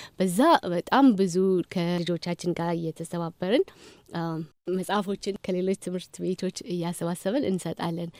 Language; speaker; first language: Amharic; native; Amharic